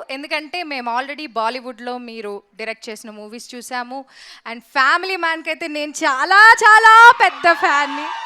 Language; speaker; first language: Telugu; native; Telugu